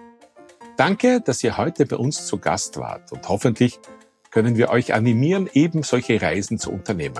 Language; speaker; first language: German; native; German